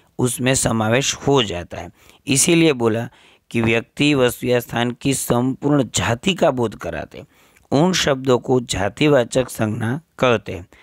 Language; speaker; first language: Hindi; non-native, local second language; Gujarati